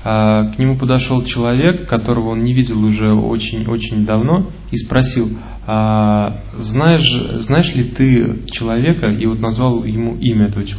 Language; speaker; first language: Russian; native; Russian